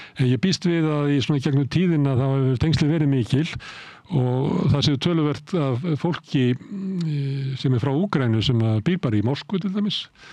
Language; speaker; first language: Icelandic; native; Icelandic